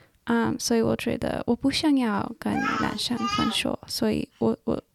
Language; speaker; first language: Chinese; non-native, learner; English